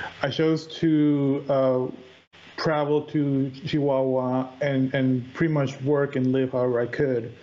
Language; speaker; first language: English; native; English